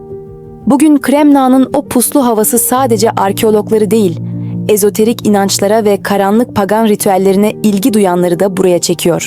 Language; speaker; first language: Turkish; native; Turkish